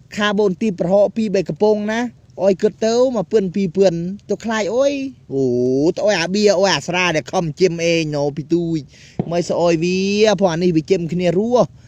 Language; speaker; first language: Khmer; native; Khmer